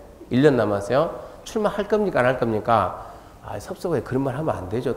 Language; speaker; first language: Korean; native; Korean